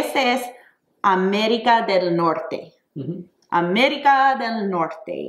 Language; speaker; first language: Spanish; non-native, fluent; English